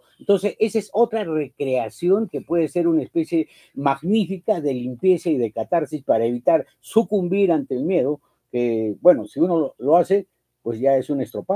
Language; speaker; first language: Spanish; native; Spanish